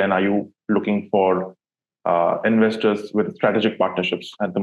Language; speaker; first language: English; non-native, local second language; Hindi